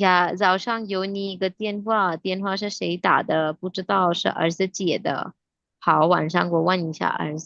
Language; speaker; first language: Chinese; non-native, fluent; Hindi